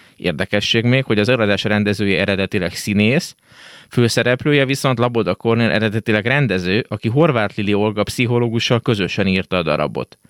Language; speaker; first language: Hungarian; native; Hungarian